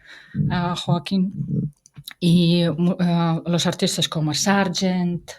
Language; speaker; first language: Spanish; non-native, fluent; Russian